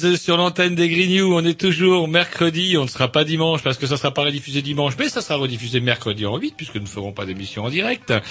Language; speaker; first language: French; native; French